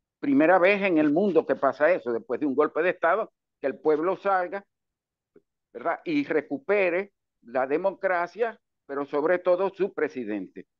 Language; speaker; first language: Spanish; native; Spanish